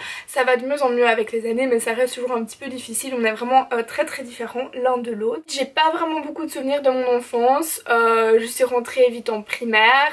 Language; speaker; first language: French; native; French